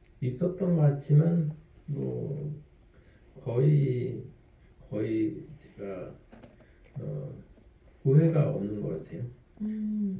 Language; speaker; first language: Korean; early bilingual, heritage; French